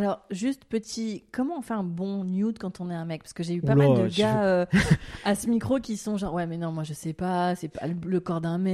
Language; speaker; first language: French; native; French